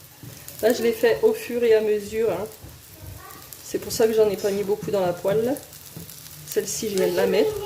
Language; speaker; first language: French; native; French